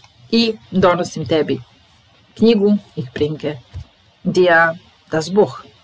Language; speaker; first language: German; non-native, fluent; Serbian